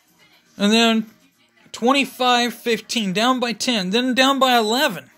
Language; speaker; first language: English; native; English